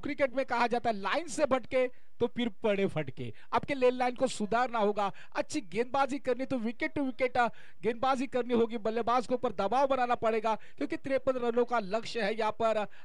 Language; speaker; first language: Hindi; non-native, local second language; Marathi